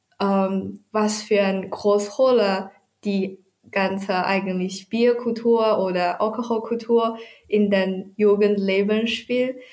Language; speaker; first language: German; non-native, learner; Chinese